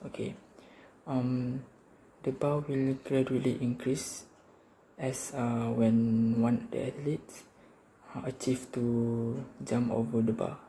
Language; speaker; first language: English; non-native, learner; Malay